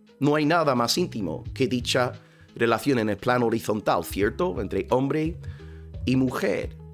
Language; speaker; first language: Spanish; non-native, fluent; English